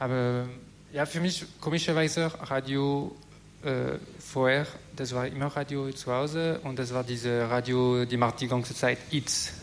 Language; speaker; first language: German; non-native, learner; French